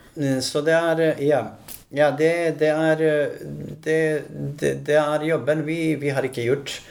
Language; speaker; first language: Norwegian; non-native, fluent; Bosnian